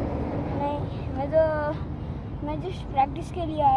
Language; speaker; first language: Hindi; early bilingual, other home language; Nepali